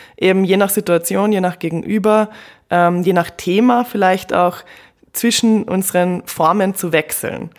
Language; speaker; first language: German; native; German